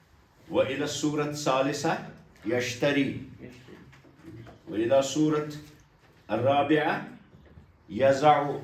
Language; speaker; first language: Arabic; non-native, learner; Kashmiri